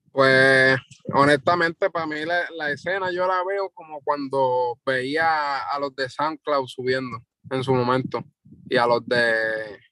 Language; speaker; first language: Spanish; native; Spanish